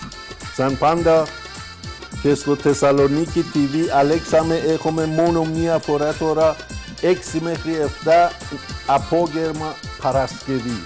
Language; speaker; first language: Greek; non-native, fluent; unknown